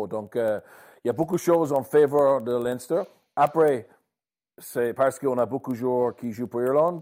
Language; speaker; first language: French; non-native, learner; English